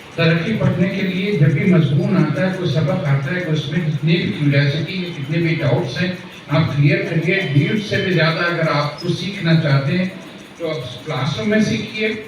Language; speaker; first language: Urdu; native; Urdu